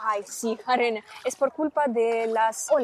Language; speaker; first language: Spanish; non-native, fluent; Russian